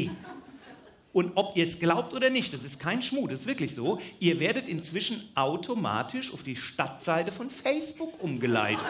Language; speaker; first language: German; native; German